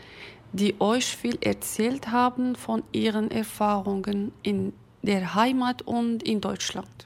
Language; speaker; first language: German; non-native, fluent; Kurdish